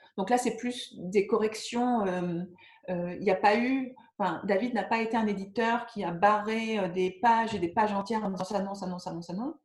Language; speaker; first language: French; native; French